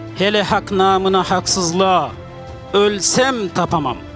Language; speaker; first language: Turkish; non-native, fluent; Arabic